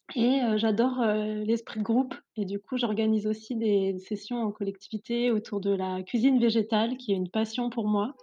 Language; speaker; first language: French; native; French